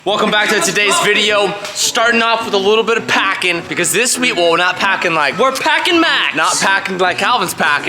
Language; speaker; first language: English; native; English